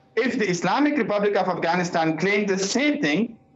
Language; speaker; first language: English; non-native, fluent; Persian